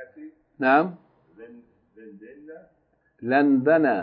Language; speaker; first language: Arabic; non-native, fluent; English